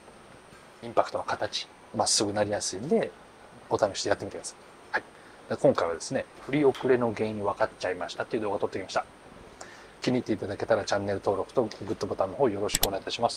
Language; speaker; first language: Japanese; native; Japanese